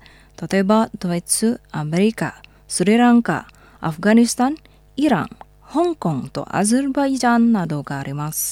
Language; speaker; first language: Japanese; non-native, fluent; Indonesian